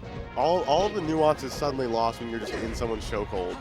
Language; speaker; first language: English; native; English